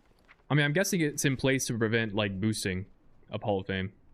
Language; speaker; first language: English; native; English